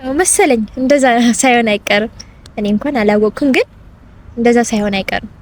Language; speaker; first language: Amharic; non-native, local second language; Tigrinya